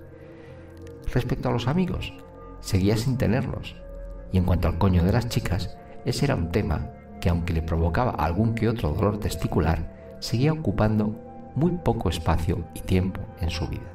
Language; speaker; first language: Spanish; native; Spanish